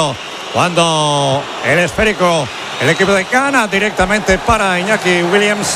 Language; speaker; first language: Spanish; native; Spanish